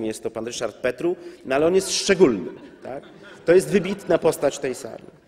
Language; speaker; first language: Polish; native; Polish